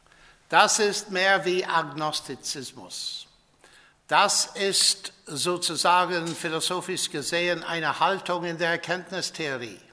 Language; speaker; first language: German; non-native, fluent; English